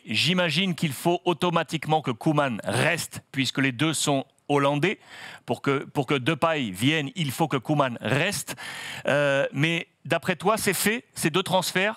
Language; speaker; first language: French; native; French